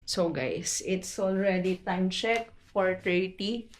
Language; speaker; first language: English; non-native, learner; Filipino